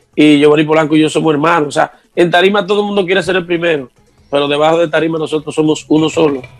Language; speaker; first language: Spanish; native; Spanish